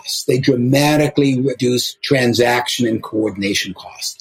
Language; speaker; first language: English; native; English